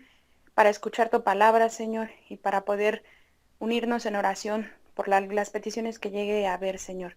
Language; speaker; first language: Spanish; native; Spanish